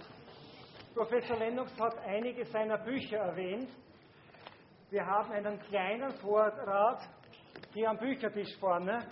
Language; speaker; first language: German; native; German